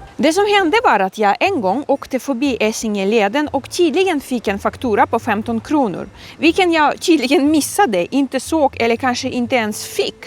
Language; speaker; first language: Swedish; non-native, fluent; Ukrainian